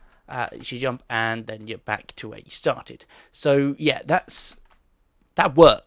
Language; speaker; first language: English; native; English